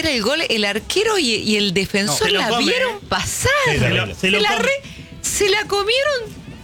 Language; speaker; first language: Spanish; native; Spanish